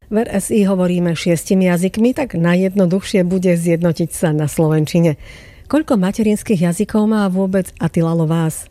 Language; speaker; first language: Slovak; native; Slovak